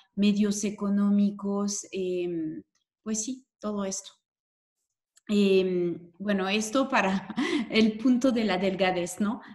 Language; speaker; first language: Spanish; non-native, fluent; French